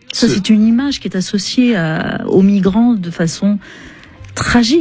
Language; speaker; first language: French; native; French